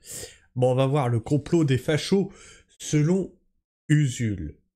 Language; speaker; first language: French; native; French